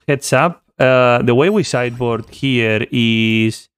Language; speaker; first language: English; non-native, fluent; Spanish